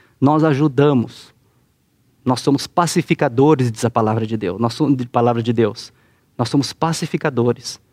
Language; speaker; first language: Portuguese; native; Portuguese